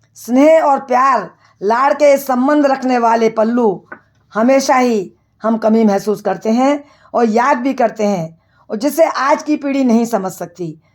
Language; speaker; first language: Hindi; native; Hindi